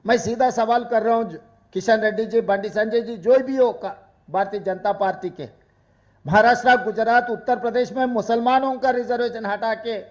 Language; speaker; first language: Hindi; non-native, local second language; Telugu